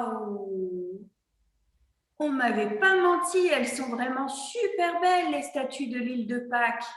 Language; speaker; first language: French; native; French